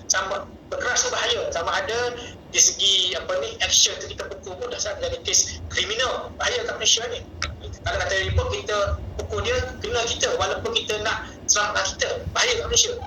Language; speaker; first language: Malay; native; Malay